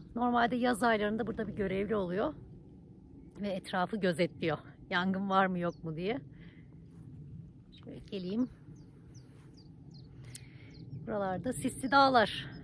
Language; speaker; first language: Turkish; native; Turkish